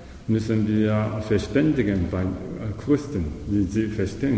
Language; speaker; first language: German; non-native, learner; Japanese